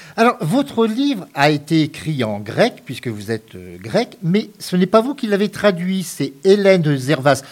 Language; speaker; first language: French; native; French